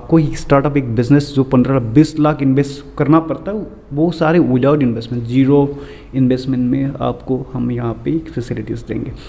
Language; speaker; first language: Hindi; non-native, local second language; Assamese